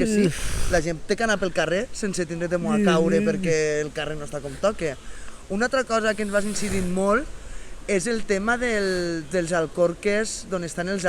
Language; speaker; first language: Catalan; native; Catalan